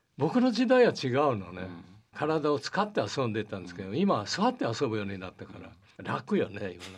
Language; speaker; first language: Japanese; early bilingual, heritage; Portuguese